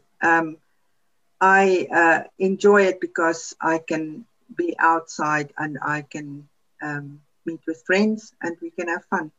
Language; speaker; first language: English; non-native, local second language; Afrikaans